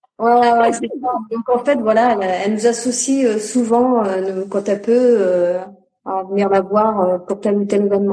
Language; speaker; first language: French; native; French